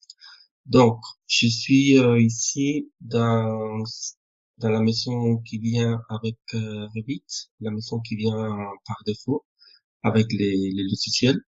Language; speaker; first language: French; non-native, fluent; Spanish